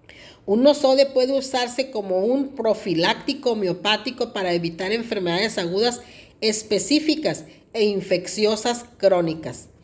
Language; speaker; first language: Spanish; native; Spanish